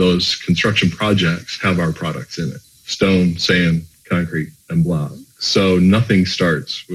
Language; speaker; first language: English; native; English